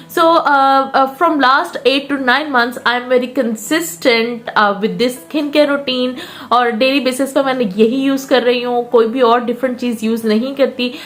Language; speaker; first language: Urdu; native; Urdu